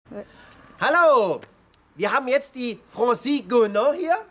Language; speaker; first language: German; native; German